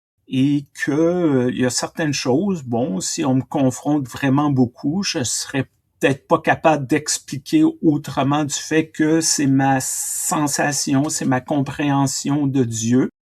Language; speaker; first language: French; native; French